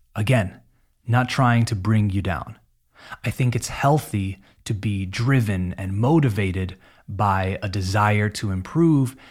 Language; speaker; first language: English; native; English